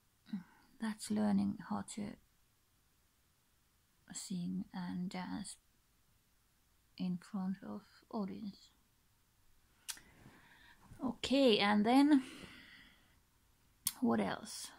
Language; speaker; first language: English; non-native, learner; Finnish